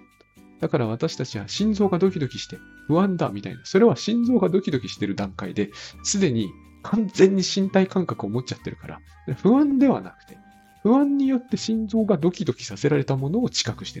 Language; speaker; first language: Japanese; native; Japanese